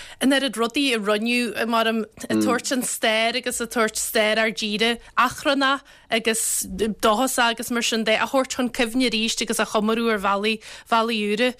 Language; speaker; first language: Irish; native; Irish